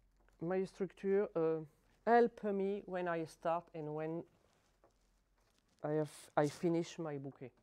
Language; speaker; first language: English; non-native, learner; French